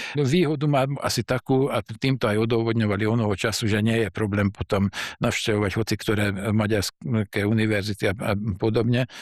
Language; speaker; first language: Slovak; early bilingual, heritage; Slovak